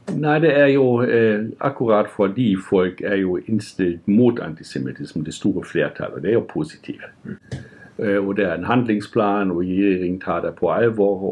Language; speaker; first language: Norwegian; non-native, fluent; German